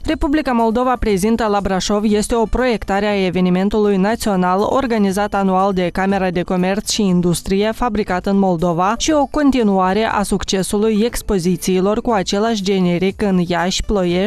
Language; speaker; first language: Romanian; native; Romanian